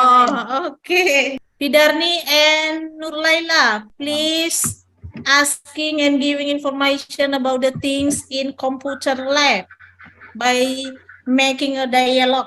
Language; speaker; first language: English; non-native, learner; Indonesian